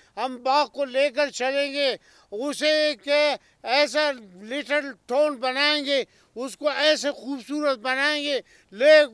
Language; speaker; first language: Urdu; non-native, local second language; Baluchi